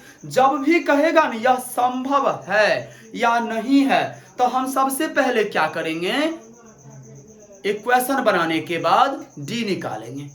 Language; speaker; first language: Hindi; native; Hindi